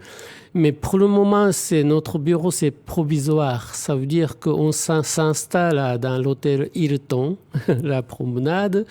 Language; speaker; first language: French; non-native, fluent; Japanese